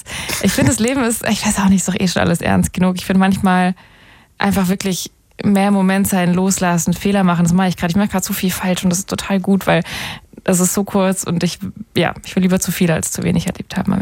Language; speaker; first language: German; native; German